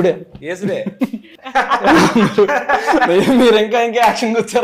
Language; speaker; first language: Telugu; native; Telugu